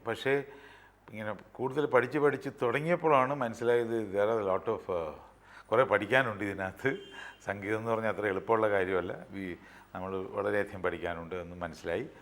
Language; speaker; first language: Malayalam; native; Malayalam